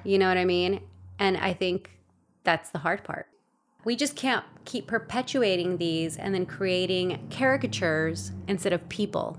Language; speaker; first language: English; early bilingual, other home language; Spanish